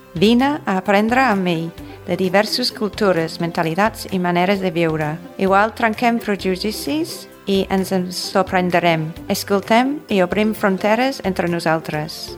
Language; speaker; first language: Catalan; non-native, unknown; English